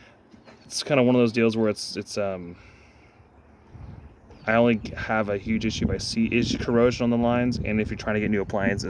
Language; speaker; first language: English; native; English